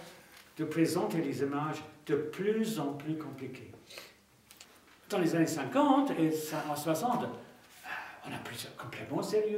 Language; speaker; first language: French; non-native, fluent; English